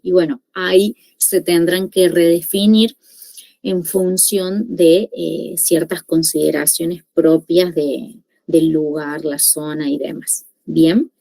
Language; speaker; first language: Spanish; native; Spanish